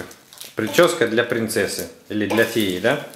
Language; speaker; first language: Russian; native; Russian